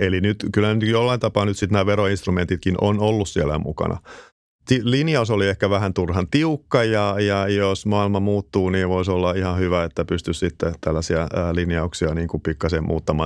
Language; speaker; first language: Finnish; native; Finnish